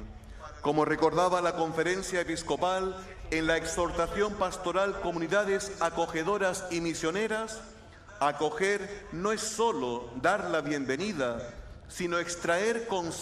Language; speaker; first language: Spanish; native; Spanish